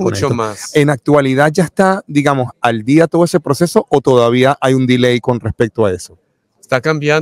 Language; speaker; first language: Spanish; native; Spanish